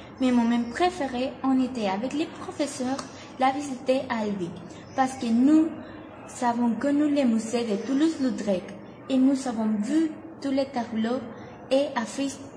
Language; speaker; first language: French; non-native, learner; Catalan